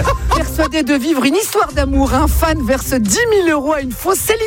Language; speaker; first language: French; native; French